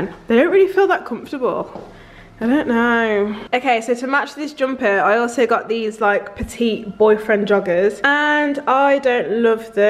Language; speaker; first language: English; native; English